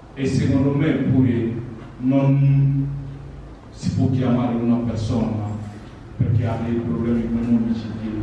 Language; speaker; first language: Italian; non-native, fluent; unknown